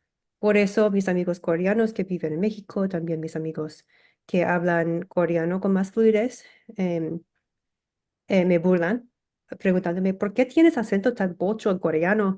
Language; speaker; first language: Spanish; early bilingual, heritage; English